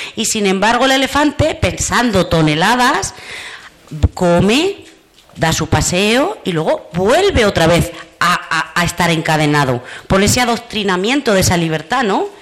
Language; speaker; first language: Spanish; native; Spanish